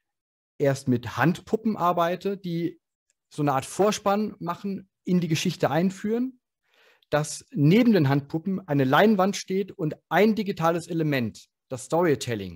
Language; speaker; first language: German; native; German